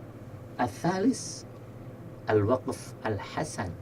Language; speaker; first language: Arabic; non-native, fluent; Indonesian